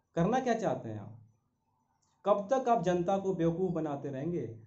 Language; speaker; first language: Hindi; native; Hindi